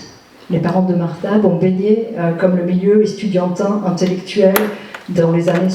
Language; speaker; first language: French; native; French